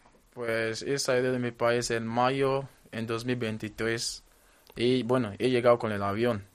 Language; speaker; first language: Spanish; non-native, fluent; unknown